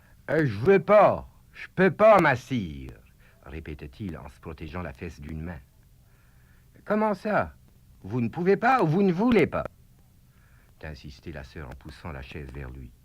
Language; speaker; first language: French; native; French